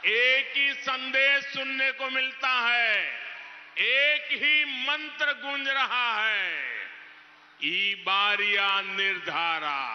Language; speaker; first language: Hindi; non-native, local second language; Gujarati